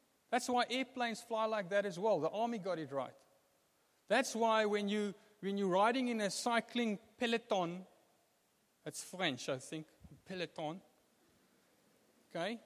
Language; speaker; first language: English; non-native, local second language; Afrikaans